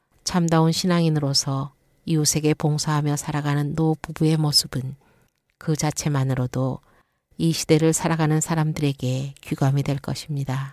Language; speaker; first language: Korean; native; Korean